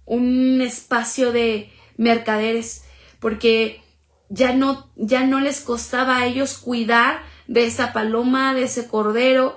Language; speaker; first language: Spanish; native; Spanish